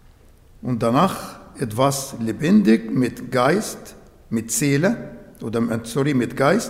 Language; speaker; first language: German; non-native, learner; Arabic